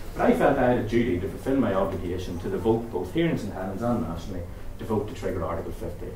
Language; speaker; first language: English; native; English